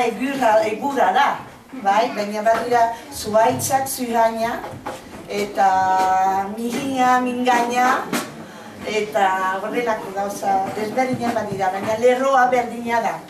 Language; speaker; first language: Basque; non-native, local second language; French